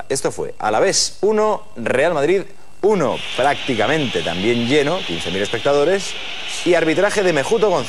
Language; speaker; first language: Spanish; native; Spanish